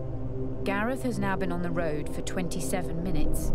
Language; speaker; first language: English; native; English